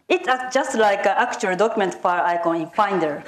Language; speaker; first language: English; non-native, fluent; Japanese